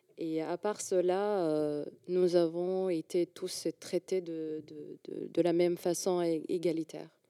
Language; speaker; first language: French; non-native, fluent; Arabic